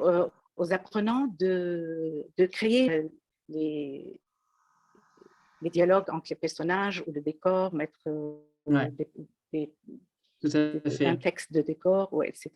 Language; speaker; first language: French; non-native, local second language; Arabic